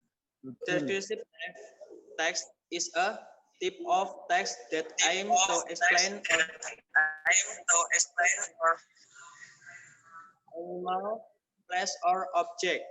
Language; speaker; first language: English; non-native, learner; Indonesian